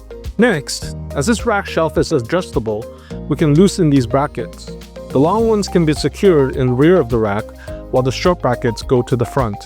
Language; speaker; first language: English; non-native, fluent; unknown